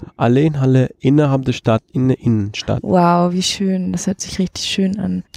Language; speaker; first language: German; non-native, fluent; Italian